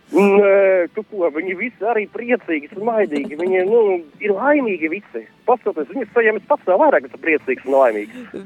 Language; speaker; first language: Latvian; native; Latvian